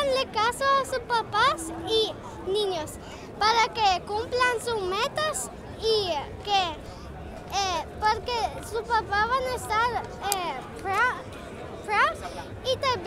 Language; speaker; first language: Spanish; early bilingual, heritage; Spanish